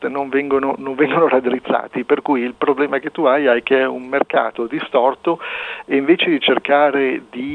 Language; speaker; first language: Italian; native; Italian